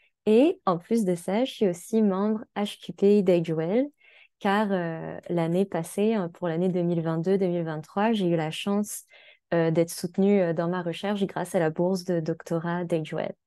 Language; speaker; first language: French; native; French